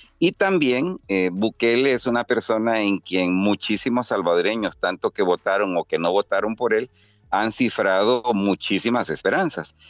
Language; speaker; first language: Spanish; native; Spanish